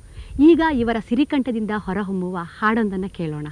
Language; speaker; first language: Kannada; native; Kannada